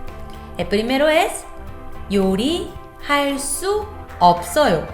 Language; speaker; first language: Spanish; non-native, fluent; Korean